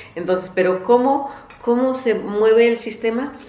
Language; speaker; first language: Spanish; non-native, local second language; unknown